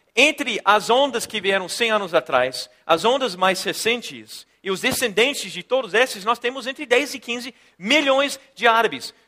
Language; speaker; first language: Portuguese; non-native, fluent; English